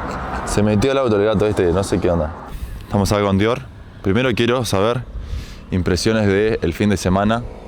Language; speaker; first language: Spanish; native; Spanish